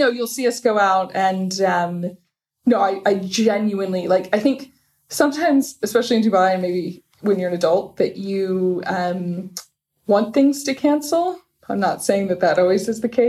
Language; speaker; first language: English; native; English